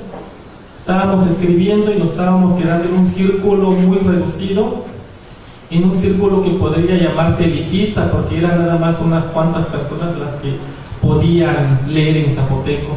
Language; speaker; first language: Spanish; non-native, local second language; Zapotec